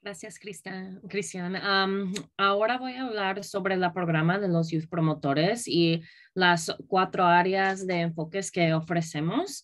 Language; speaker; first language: Spanish; early bilingual, other home language; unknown